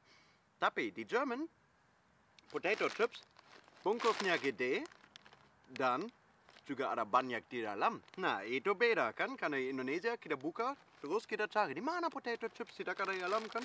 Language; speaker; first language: Indonesian; non-native, fluent; German